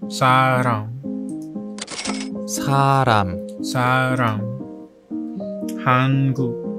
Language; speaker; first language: Korean; non-native, learner; English